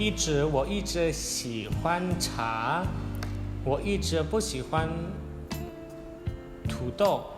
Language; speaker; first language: Chinese; non-native, fluent; Indonesian